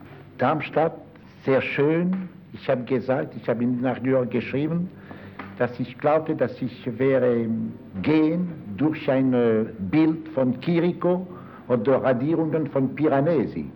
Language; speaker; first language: German; non-native, fluent; French